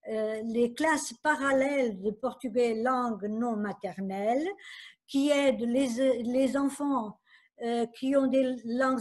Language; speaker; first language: French; non-native, fluent; Portuguese